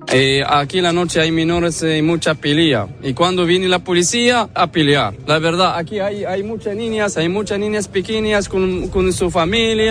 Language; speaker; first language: Spanish; non-native, learner; Arabic